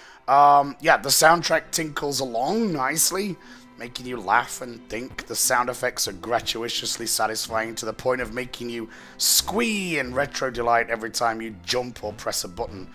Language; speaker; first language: English; native; English